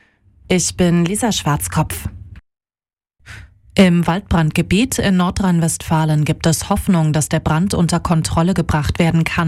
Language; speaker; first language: German; native; German